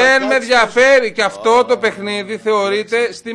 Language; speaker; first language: Greek; native; Greek